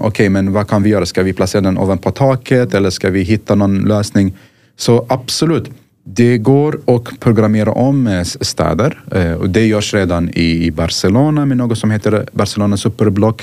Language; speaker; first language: Swedish; non-native, fluent; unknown